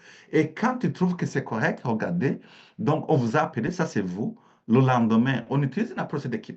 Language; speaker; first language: French; native; French